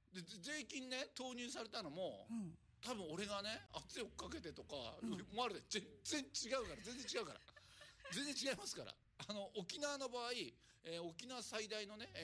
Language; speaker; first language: Japanese; native; Japanese